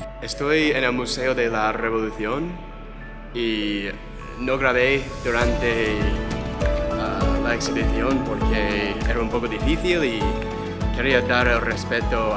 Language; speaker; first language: Spanish; non-native, fluent; English